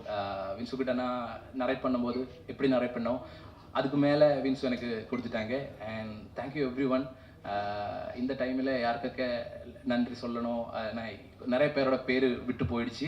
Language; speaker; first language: Tamil; non-native, learner; Malayalam